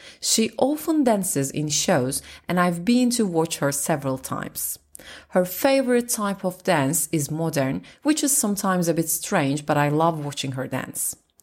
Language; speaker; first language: English; non-native, fluent; Turkish